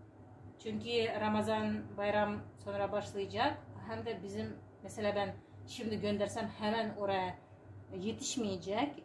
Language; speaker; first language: Turkish; non-native, learner; Uzbek